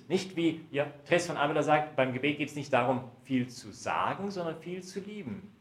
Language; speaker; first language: German; early bilingual, heritage; German